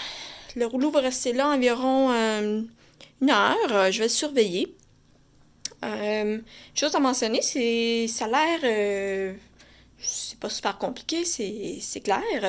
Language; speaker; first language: French; native; French